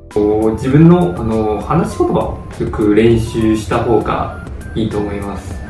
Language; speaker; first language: Japanese; non-native, fluent; Chinese